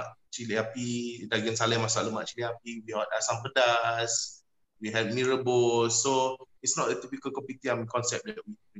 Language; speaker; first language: English; non-native, local second language; Malay